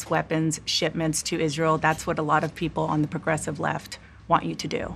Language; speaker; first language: English; native; English